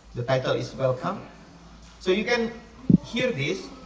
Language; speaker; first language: English; non-native, fluent; Indonesian